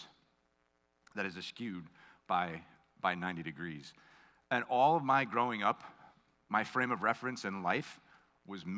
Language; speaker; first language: English; native; English